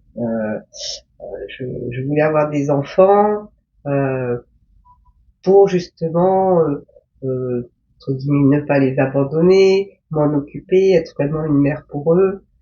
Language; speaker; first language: French; early bilingual, other home language; Korean